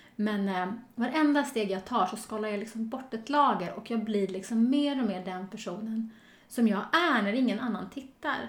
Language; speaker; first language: Swedish; native; Swedish